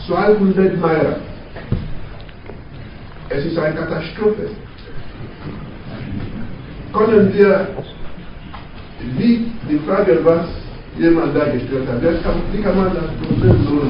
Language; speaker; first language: German; non-native, fluent; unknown